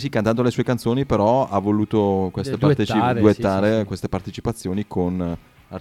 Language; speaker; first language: Italian; native; Italian